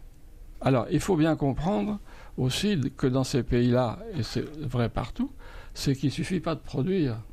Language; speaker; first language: French; native; French